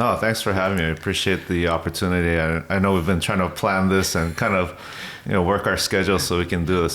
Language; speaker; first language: English; native; English